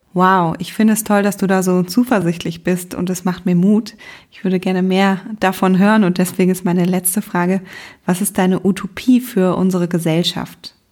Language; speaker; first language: German; native; German